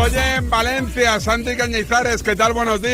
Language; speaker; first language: Spanish; native; Spanish